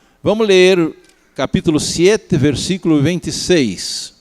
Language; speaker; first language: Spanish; non-native, learner; Portuguese